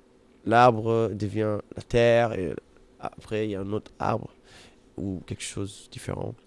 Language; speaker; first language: French; non-native, fluent; German